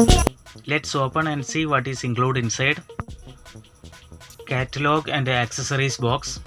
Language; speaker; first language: English; non-native, local second language; Malayalam